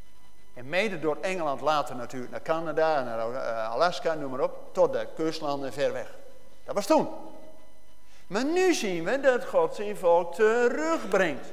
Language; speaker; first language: Dutch; native; Dutch